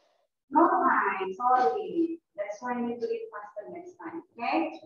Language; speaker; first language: English; non-native, fluent; Indonesian